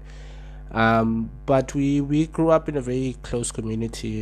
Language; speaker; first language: English; non-native, local second language; Xhosa